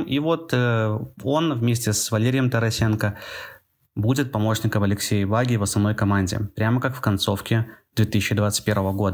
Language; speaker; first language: Russian; native; Russian